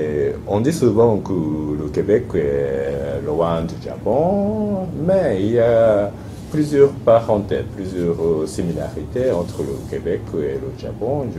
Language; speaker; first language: French; non-native, fluent; Japanese